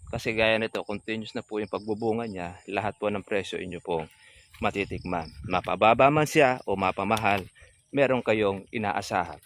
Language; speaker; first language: Filipino; native; Filipino